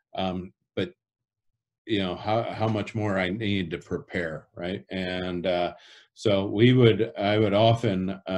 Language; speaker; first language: English; native; English